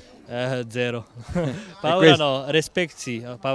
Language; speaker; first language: Italian; non-native, learner; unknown